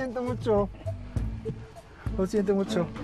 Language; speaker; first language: Spanish; non-native, learner; Korean